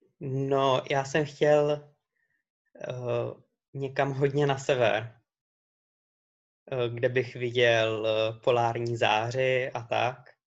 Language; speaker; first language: Czech; native; Czech